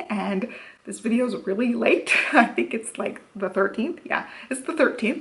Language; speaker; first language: English; native; English